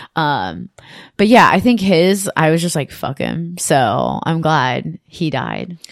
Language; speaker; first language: English; native; English